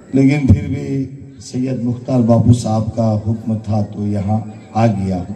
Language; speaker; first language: Hindi; non-native, local second language; Gujarati